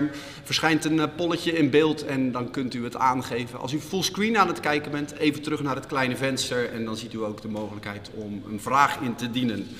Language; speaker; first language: Dutch; native; Dutch